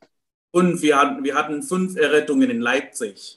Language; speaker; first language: German; non-native, fluent; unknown